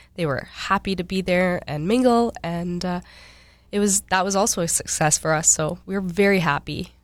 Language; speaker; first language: English; native; English